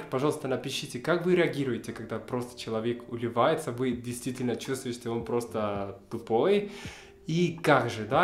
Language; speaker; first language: Russian; non-native, fluent; Spanish